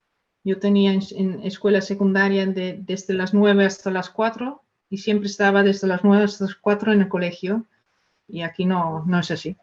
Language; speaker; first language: Spanish; non-native, fluent; Dutch